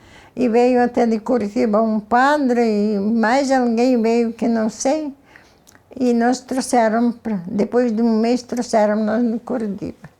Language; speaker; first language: Portuguese; early bilingual, other home language; Ukrainian